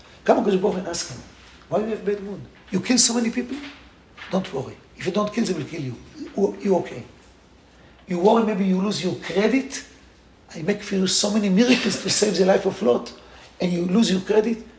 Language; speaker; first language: English; non-native, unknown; Hebrew